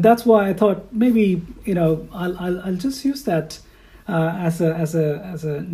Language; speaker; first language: English; non-native, local second language; Tamil